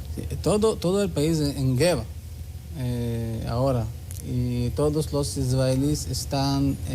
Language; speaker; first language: Spanish; non-native, learner; Hebrew